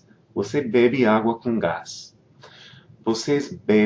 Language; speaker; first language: Portuguese; non-native, fluent; English